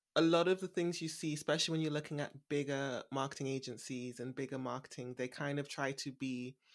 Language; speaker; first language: English; native; English